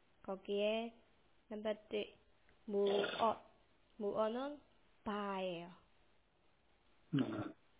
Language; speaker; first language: Korean; non-native, local second language; Burmese